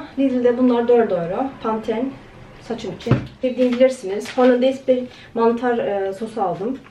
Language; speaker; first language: Turkish; early bilingual, heritage; Turkish